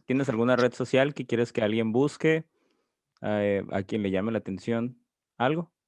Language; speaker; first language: Spanish; native; Spanish